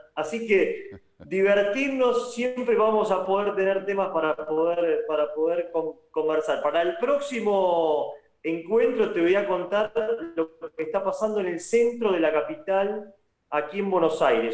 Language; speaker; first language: Spanish; native; Spanish